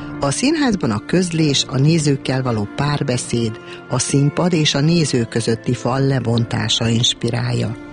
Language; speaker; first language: Hungarian; native; Hungarian